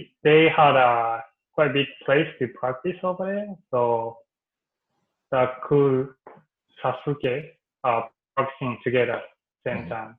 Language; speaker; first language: English; non-native, learner; Japanese